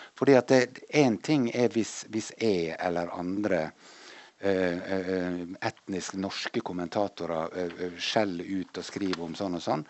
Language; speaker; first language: Norwegian; native; Norwegian